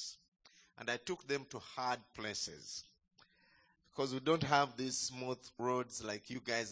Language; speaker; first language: English; non-native, local second language; Ganda